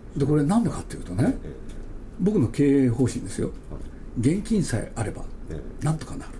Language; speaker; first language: Japanese; native; Japanese